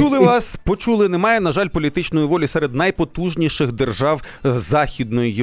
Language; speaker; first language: Ukrainian; native; Ukrainian